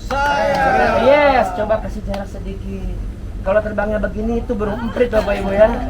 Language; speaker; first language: Indonesian; native; Indonesian